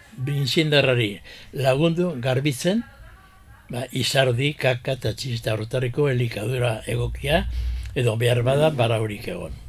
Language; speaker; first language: Basque; early bilingual, heritage; Basque